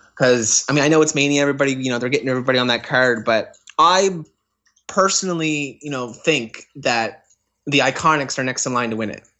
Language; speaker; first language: English; native; English